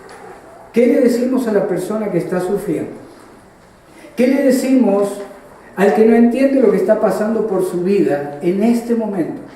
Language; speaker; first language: Spanish; native; Spanish